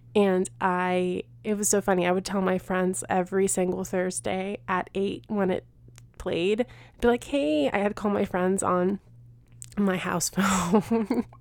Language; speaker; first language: English; early bilingual, other home language; Spanish